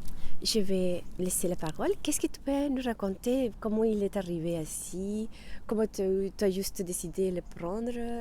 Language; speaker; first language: French; non-native, fluent; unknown